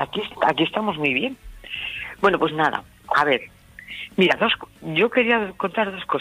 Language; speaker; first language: Spanish; native; Spanish